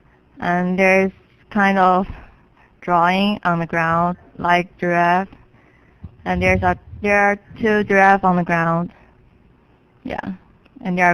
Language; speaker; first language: English; non-native, learner; Chinese